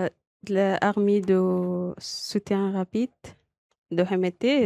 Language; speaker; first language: French; non-native, learner; Arabic